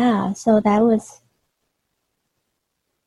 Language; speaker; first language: English; non-native, local second language; Cantonese